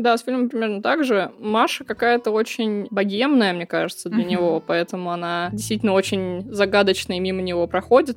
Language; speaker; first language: Russian; native; Russian